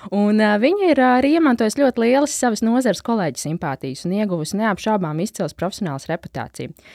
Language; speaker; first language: Latvian; native; Latvian